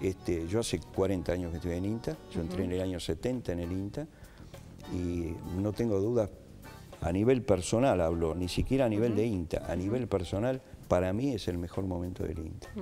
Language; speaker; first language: Spanish; native; Spanish